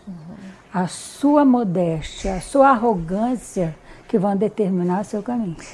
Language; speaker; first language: Portuguese; early bilingual, other home language; Hungarian